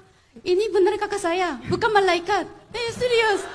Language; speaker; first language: Indonesian; non-native, fluent; Korean